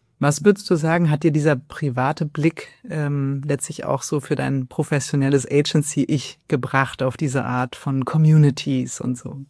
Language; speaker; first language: German; native; German